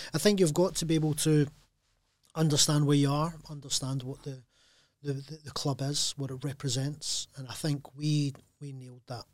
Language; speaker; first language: English; native; English